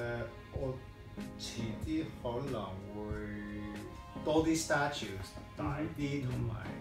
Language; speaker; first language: Cantonese; early bilingual, heritage; English